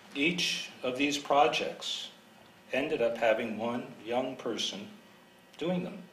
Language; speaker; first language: English; native; English